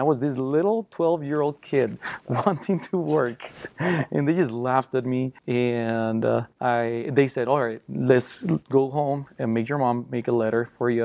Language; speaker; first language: English; non-native, fluent; Spanish